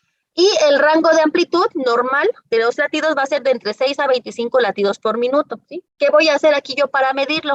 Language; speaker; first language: Spanish; native; Spanish